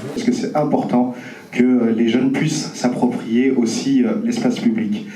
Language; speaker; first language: French; native; French